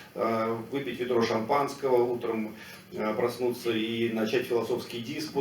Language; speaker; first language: Russian; native; Russian